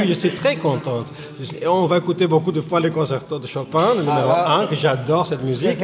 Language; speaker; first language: French; non-native, fluent; Spanish